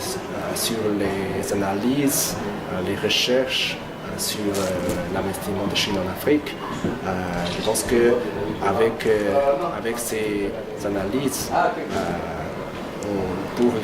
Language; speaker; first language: French; non-native, fluent; Chinese